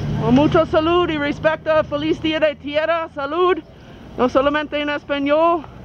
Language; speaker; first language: Spanish; non-native, learner; English